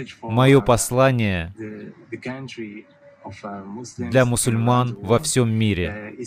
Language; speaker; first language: Russian; non-native, fluent; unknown